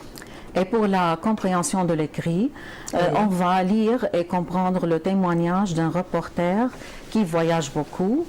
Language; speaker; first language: French; non-native, fluent; Arabic